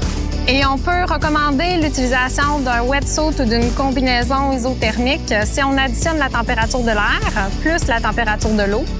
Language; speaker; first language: French; native; French